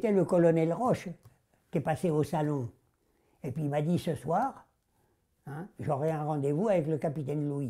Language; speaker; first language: French; native; French